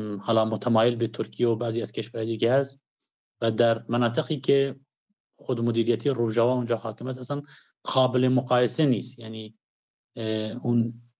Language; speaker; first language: Persian; non-native, local second language; Kurdish